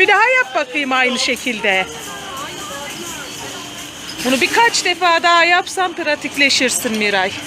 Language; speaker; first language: Turkish; native; Turkish